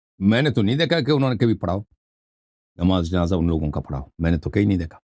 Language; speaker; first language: Urdu; native; Urdu